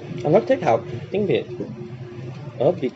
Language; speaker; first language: Vietnamese; non-native, learner; English